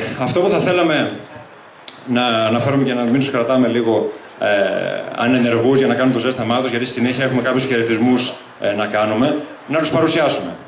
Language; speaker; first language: Greek; native; Greek